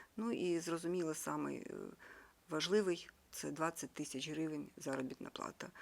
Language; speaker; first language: Ukrainian; native; Ukrainian